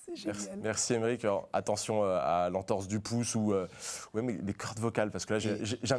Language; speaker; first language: French; native; French